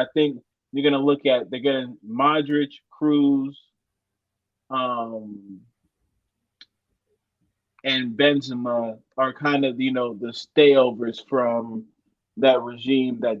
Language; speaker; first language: English; native; English